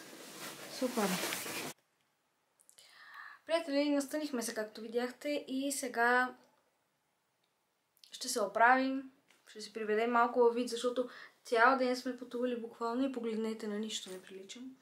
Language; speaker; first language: Bulgarian; native; Bulgarian